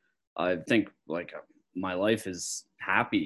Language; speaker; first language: English; native; English